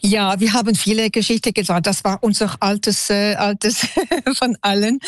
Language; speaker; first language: German; non-native, local second language; French